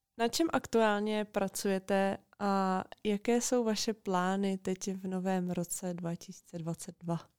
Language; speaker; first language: Czech; native; Czech